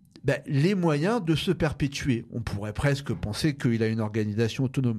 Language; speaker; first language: French; native; French